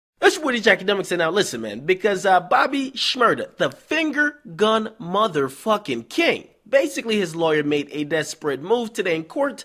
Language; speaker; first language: English; native; English